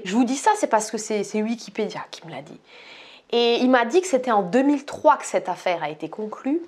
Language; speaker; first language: French; native; French